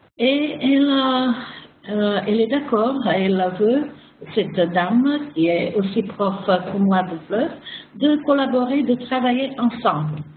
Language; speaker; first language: French; non-native, fluent; Macedonian